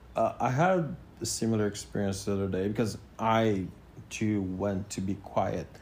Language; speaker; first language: English; non-native, fluent; Portuguese